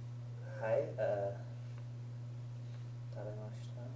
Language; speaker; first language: Japanese; non-native, learner; English